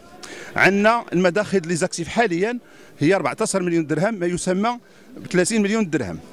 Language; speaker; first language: Arabic; native; Arabic